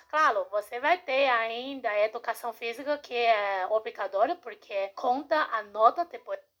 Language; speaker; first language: Portuguese; non-native, fluent; Chinese